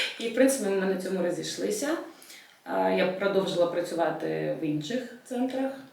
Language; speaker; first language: Ukrainian; non-native, local second language; Russian